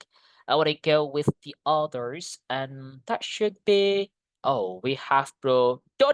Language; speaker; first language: English; non-native, fluent; Indonesian